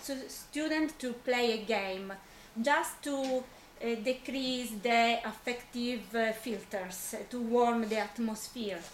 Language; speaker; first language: English; non-native, fluent; Italian